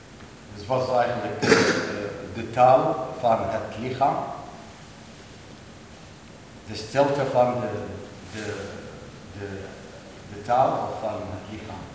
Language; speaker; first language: Dutch; non-native, learner; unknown